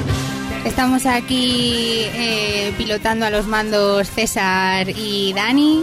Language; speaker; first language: Spanish; native; Spanish